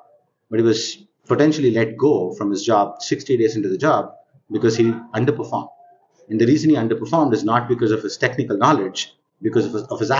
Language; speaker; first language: English; non-native, local second language; Kannada